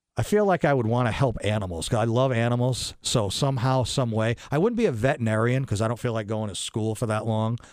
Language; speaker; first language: English; native; English